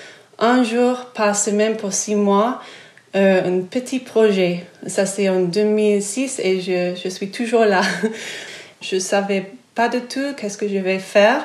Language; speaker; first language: French; non-native, fluent; English